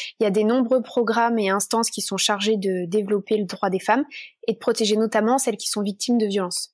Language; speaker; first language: French; native; French